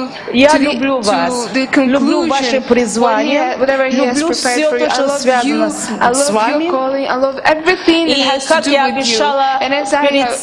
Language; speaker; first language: Russian; non-native, fluent; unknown